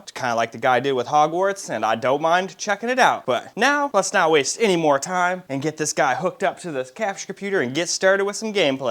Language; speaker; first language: English; native; English